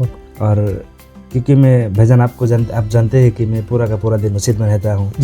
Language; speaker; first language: Hindi; non-native, fluent; Bangla